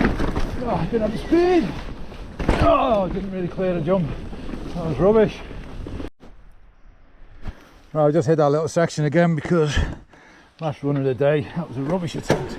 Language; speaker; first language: English; native; English